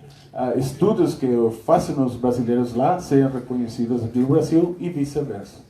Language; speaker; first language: Portuguese; non-native, fluent; Spanish